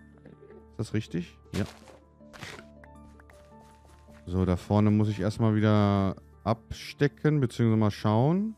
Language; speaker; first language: German; native; German